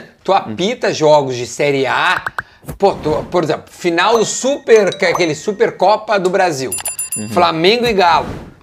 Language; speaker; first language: Portuguese; native; Portuguese